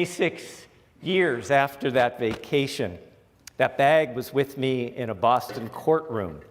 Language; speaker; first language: English; native; English